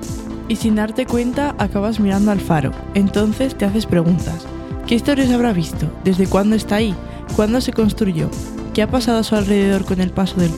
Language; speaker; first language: Spanish; native; Spanish